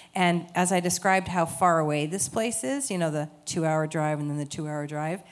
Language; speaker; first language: English; native; English